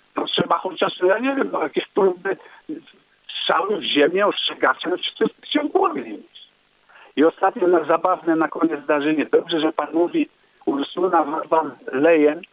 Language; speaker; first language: Polish; native; Polish